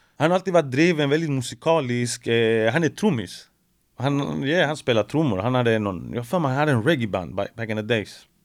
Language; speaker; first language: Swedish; early bilingual, other home language; Spanish